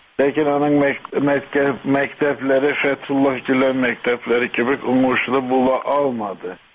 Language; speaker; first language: Tatar; early bilingual, heritage; Tatar